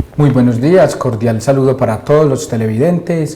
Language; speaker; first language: Spanish; native; Spanish